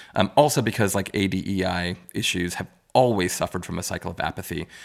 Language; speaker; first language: English; native; English